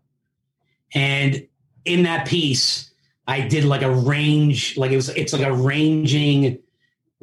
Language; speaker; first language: English; early bilingual, other home language; Italian